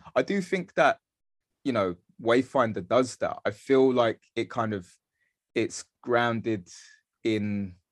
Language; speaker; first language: English; native; English